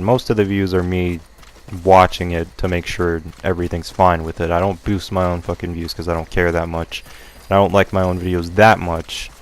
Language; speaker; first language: English; native; English